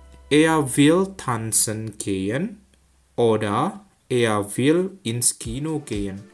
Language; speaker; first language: German; non-native, fluent; Indonesian